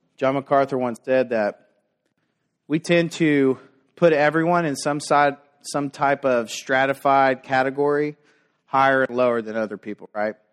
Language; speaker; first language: English; native; English